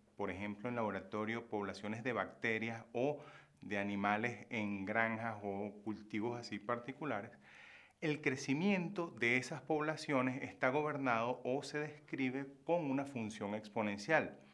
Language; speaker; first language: Spanish; native; Spanish